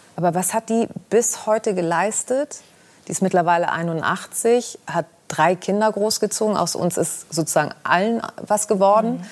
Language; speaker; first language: German; early bilingual, other home language; Greek